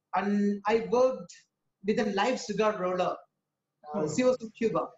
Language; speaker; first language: English; non-native, local second language; Tamil